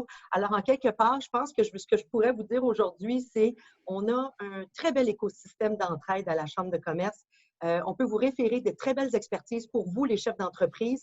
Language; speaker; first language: French; native; French